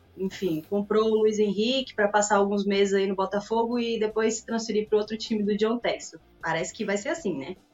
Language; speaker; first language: Portuguese; native; Portuguese